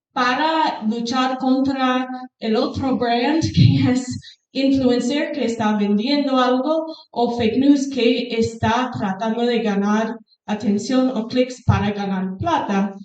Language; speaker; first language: Spanish; non-native, fluent; English